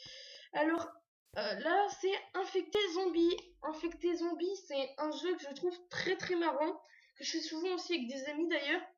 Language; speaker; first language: French; native; French